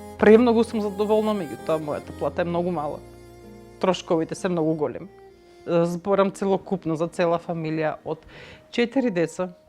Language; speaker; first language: Macedonian; native; Macedonian